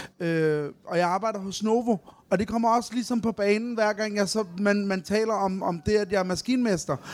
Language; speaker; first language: Danish; early bilingual, other home language; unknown